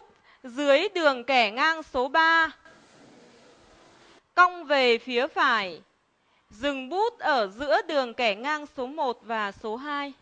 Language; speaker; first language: Vietnamese; native; Vietnamese